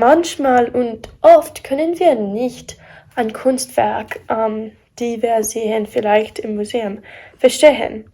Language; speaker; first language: German; non-native, learner; English